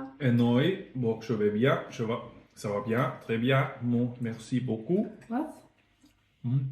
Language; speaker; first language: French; non-native, learner; Thai